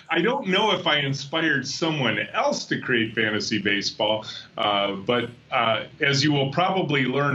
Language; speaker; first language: English; native; English